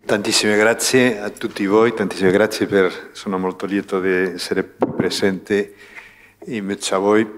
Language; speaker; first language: Italian; non-native, fluent; Spanish